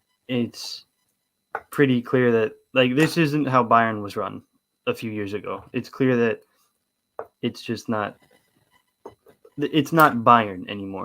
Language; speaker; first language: English; native; English